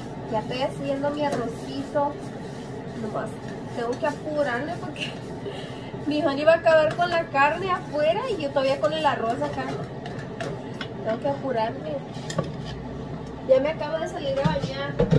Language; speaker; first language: Spanish; early bilingual, heritage; Spanish